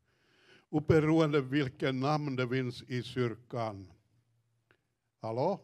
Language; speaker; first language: Swedish; non-native, fluent; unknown